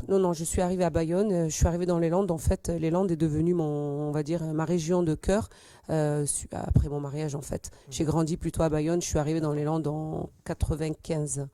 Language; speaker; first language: French; native; French